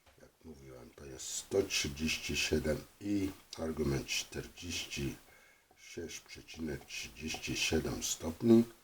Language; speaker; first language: Polish; non-native, learner; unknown